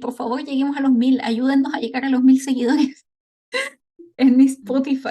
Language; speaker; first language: Spanish; native; Spanish